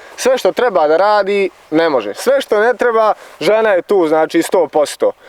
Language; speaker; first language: Bosnian; native; Bosnian